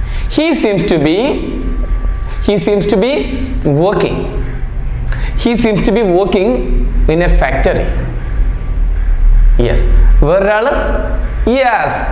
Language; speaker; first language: English; non-native, local second language; Malayalam